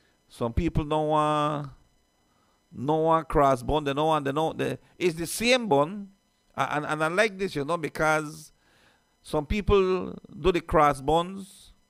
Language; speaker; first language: English; early bilingual, other home language; Spanish